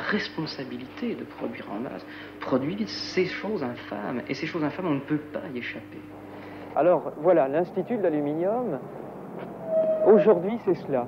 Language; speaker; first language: French; native; French